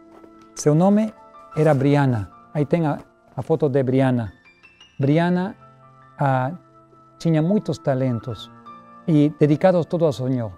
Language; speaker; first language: Portuguese; non-native, learner; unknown